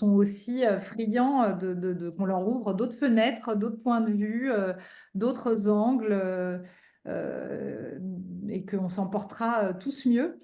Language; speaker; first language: French; native; French